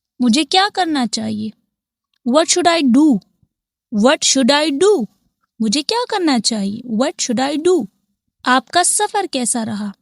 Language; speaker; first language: Hindi; native; Hindi